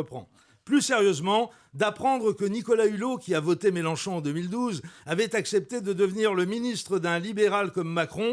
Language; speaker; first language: French; native; French